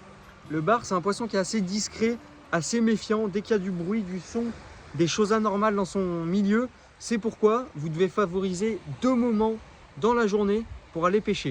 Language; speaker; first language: French; native; French